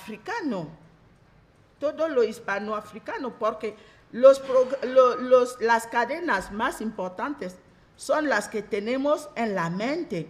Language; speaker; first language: Spanish; non-native, fluent; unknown